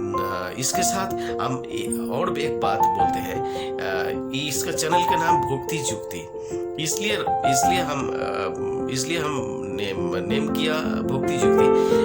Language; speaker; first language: Hindi; non-native, local second language; Bangla